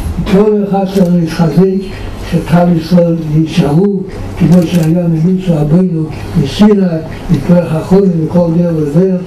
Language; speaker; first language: Hebrew; non-native, fluent; Yiddish